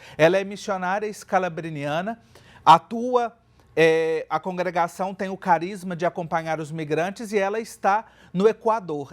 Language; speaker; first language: Portuguese; native; Portuguese